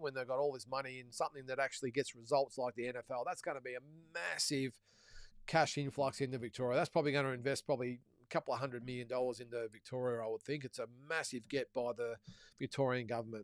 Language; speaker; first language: English; native; English